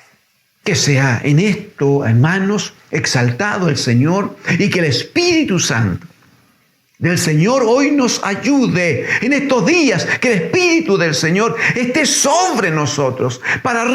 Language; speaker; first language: Spanish; native; Spanish